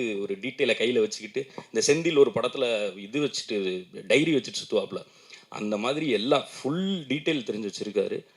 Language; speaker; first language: Tamil; native; Tamil